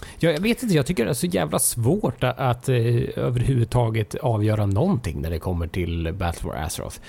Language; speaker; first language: Swedish; native; Swedish